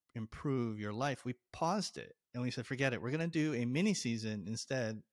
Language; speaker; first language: English; native; English